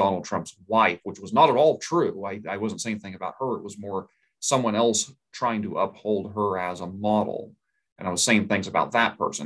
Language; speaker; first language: English; native; English